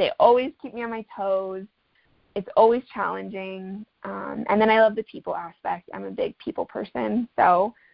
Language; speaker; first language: English; native; English